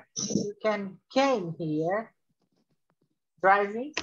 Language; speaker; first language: English; non-native, learner; Portuguese